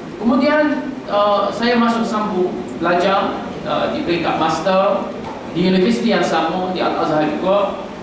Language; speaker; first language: Malay; non-native, fluent; Arabic